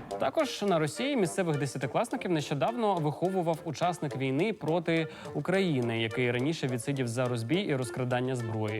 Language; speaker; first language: Ukrainian; native; Ukrainian